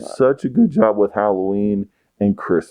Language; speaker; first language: English; native; English